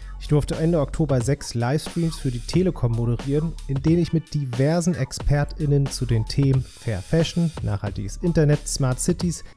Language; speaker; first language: German; native; German